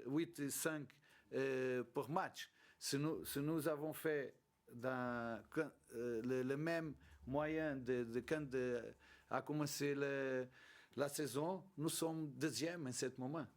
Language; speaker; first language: French; non-native, learner; Portuguese